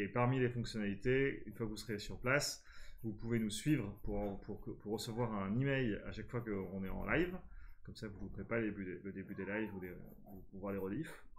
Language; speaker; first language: French; native; French